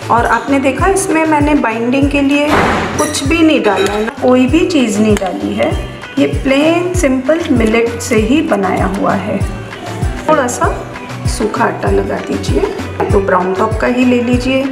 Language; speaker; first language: Hindi; native; Hindi